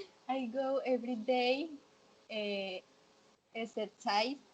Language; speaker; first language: English; non-native, learner; Spanish